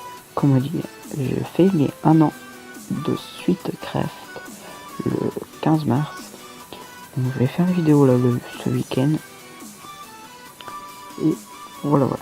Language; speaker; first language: French; native; French